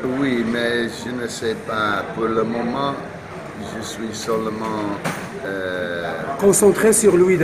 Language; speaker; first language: French; non-native, learner; English